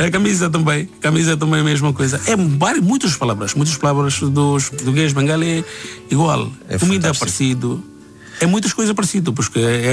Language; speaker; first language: Portuguese; non-native, learner; Bangla